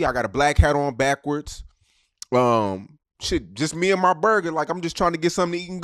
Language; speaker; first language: English; native; English